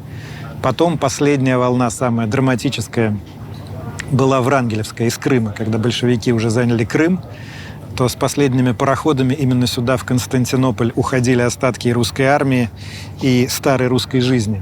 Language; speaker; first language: Russian; native; Russian